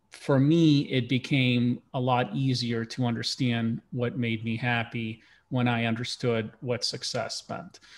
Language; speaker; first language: English; early bilingual, other home language; Russian